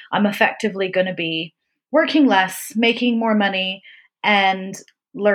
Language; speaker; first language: English; native; English